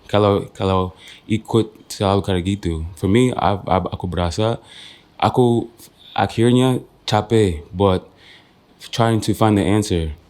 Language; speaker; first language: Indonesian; non-native, fluent; English